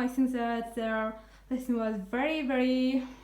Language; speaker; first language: English; non-native, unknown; Kazakh